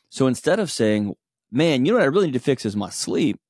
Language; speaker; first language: English; native; English